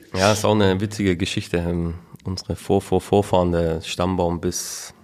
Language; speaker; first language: German; native; German